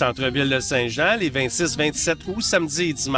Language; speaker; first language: French; native; French